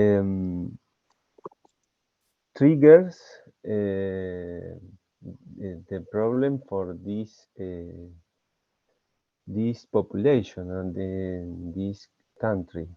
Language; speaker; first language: English; non-native, learner; Spanish